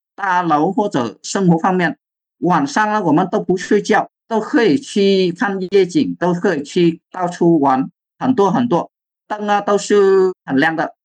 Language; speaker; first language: Chinese; non-native, fluent; Vietnamese